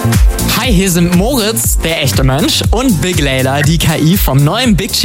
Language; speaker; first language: German; native; German